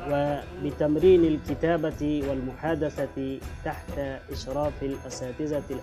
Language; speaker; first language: Arabic; non-native, fluent; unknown